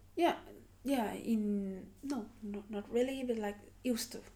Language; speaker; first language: English; non-native, learner; Vietnamese